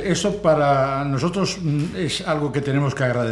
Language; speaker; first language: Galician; non-native, local second language; Spanish